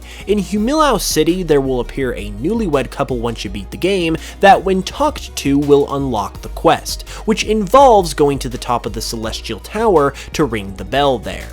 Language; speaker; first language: English; native; English